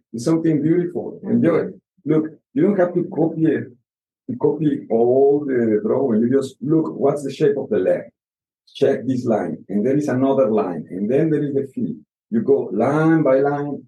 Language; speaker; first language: English; non-native, fluent; Spanish